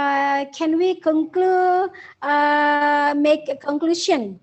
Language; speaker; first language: English; non-native, learner; Indonesian